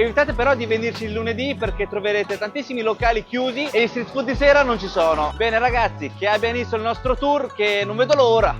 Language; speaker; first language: Italian; early bilingual, other home language; Chinese